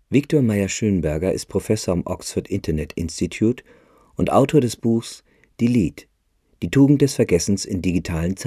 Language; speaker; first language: German; native; German